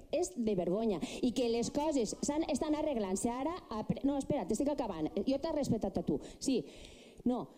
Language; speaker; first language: Catalan; native; Catalan